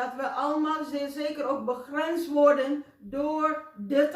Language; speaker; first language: Dutch; non-native, fluent; Indonesian